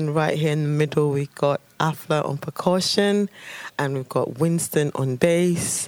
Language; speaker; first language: English; non-native, local second language; Ibibio